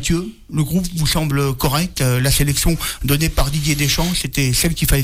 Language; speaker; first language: French; native; French